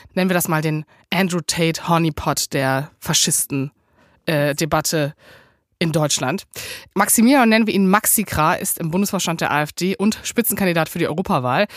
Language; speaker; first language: German; native; German